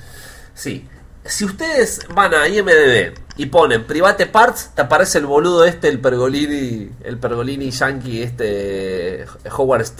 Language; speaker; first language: Spanish; native; Spanish